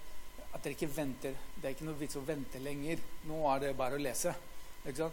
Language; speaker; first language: Norwegian; non-native, fluent; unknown